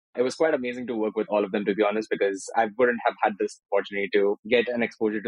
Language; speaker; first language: English; non-native, local second language; Telugu